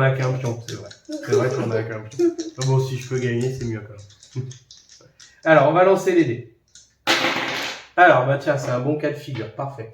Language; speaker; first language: French; native; French